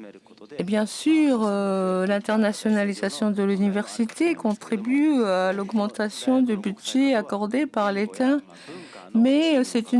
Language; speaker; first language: French; non-native, fluent; Japanese